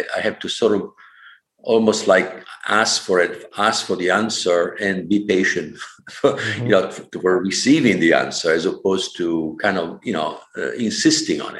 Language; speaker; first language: English; non-native, fluent; Italian